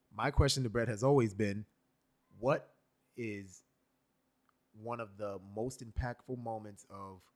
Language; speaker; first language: English; native; English